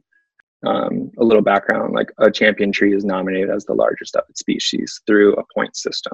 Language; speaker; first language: English; native; English